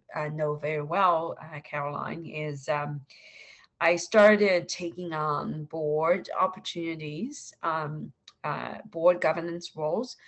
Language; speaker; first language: English; non-native, fluent; Chinese